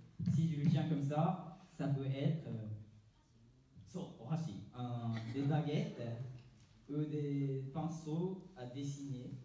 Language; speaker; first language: French; non-native, fluent; Japanese